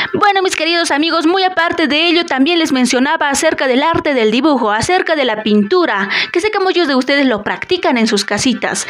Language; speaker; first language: Spanish; native; Spanish